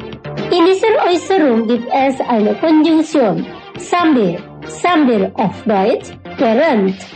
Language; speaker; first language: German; non-native, learner; Indonesian